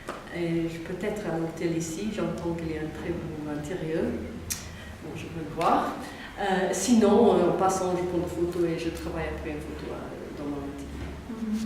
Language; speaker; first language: French; non-native, learner; English